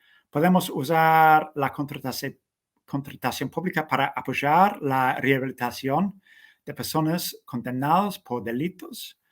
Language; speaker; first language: Spanish; non-native, fluent; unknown